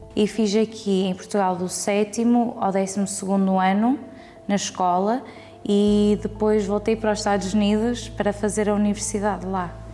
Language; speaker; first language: Portuguese; early bilingual, heritage; Portuguese